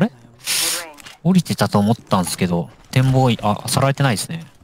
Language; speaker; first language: Japanese; native; Japanese